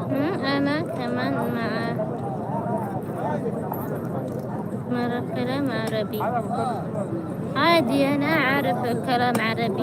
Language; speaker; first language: Arabic; non-native, learner; Amharic